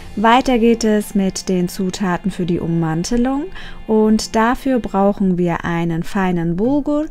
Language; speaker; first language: German; early bilingual, other home language; Turkish